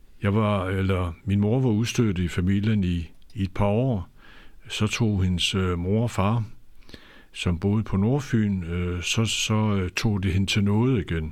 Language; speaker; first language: Danish; native; Danish